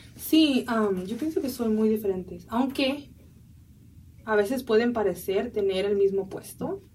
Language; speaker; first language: Spanish; early bilingual, heritage; Spanish